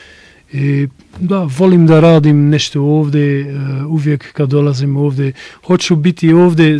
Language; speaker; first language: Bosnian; non-native, learner; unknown